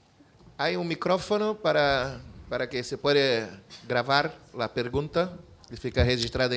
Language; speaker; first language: Spanish; non-native, fluent; Portuguese